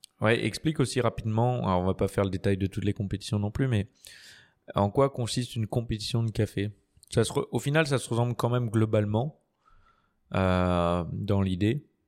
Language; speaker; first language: French; native; French